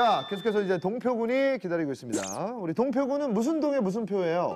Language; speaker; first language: Korean; native; Korean